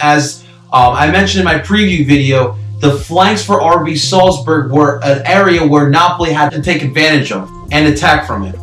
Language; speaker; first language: English; native; English